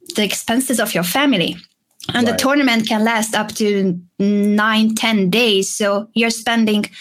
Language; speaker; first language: English; non-native, fluent; Hungarian